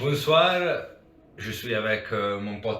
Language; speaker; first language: French; non-native, local second language; Italian